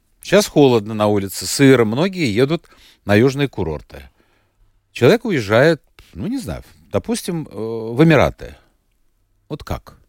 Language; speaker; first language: Russian; native; Russian